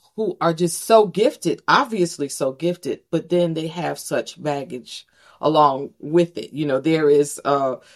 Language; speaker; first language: English; native; English